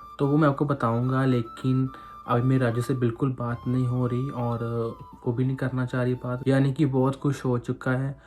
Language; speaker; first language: Hindi; non-native, local second language; Punjabi